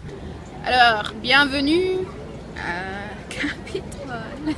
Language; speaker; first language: French; non-native, learner; English